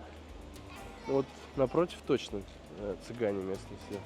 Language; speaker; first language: Russian; native; Russian